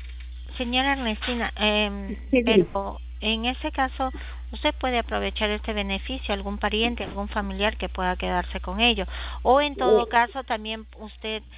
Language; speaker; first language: Spanish; native; Spanish